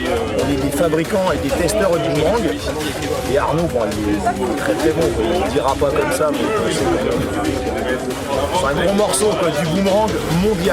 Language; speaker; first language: French; native; French